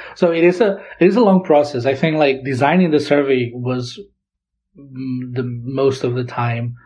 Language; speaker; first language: English; non-native, fluent; Catalan